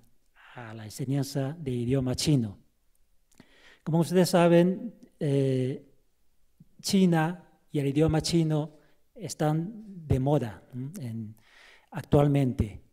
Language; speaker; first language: Spanish; non-native, fluent; Chinese